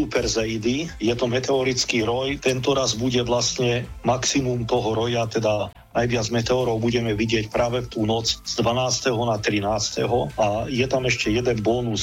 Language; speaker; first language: Slovak; native; Slovak